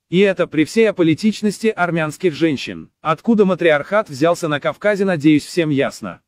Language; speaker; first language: Russian; non-native, local second language; Azerbaijani